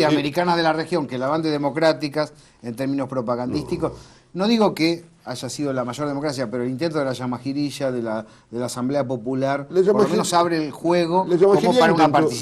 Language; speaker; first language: Spanish; native; Spanish